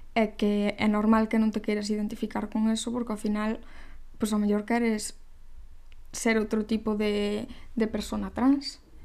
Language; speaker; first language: Galician; non-native, local second language; Spanish